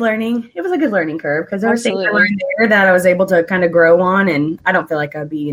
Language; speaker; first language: English; native; English